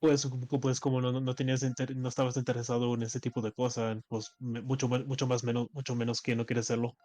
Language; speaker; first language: Spanish; early bilingual, heritage; English